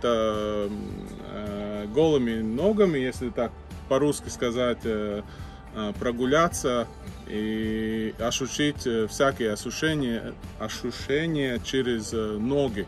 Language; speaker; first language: Russian; non-native, fluent; Latvian